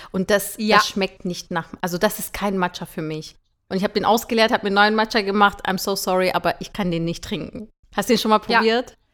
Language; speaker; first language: German; early bilingual, other home language; Turkish